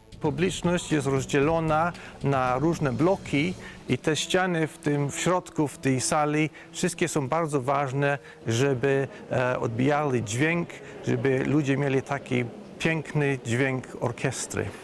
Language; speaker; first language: Polish; non-native, fluent; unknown